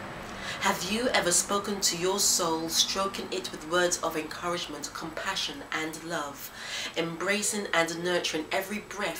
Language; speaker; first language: English; native; English